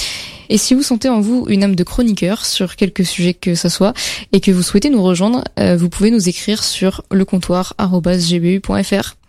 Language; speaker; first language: French; native; French